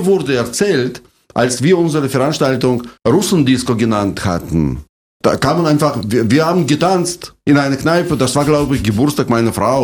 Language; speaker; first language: German; non-native, fluent; Russian